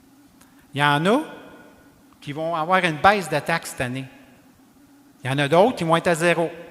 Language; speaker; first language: French; native; French